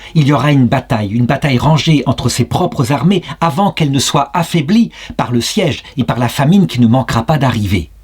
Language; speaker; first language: French; native; French